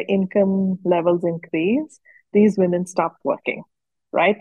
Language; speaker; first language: English; non-native, local second language; Hindi